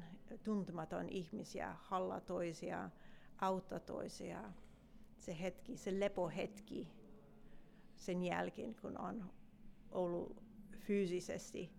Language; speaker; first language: Finnish; non-native, fluent; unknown